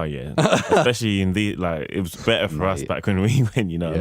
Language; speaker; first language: English; native; English